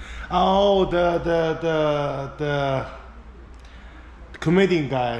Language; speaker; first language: English; non-native, learner; Korean